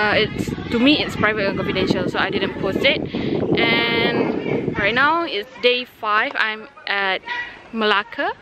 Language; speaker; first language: English; non-native, local second language; Malay